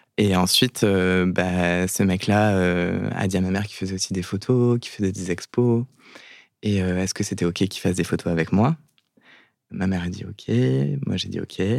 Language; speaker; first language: French; native; French